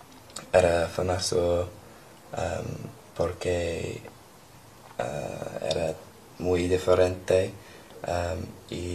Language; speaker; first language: Spanish; non-native, learner; English